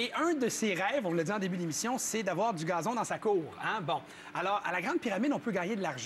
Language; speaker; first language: French; native; French